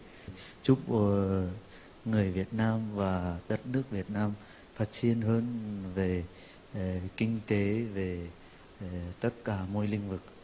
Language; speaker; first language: Vietnamese; non-native, fluent; Turkish